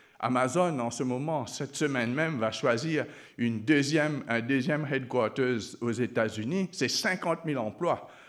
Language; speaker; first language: French; non-native, local second language; Morisyen